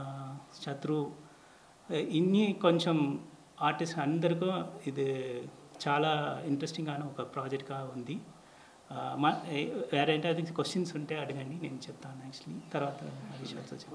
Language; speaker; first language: Telugu; non-native, learner; Tamil